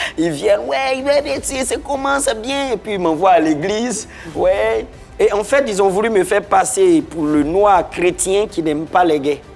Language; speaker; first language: French; non-native, local second language; Baoulé